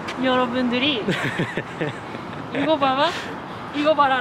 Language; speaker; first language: Korean; non-native, learner; Japanese